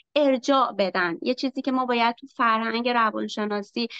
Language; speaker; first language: Persian; native; Persian